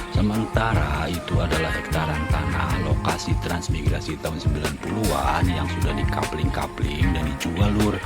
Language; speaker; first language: Indonesian; non-native, local second language; Javanese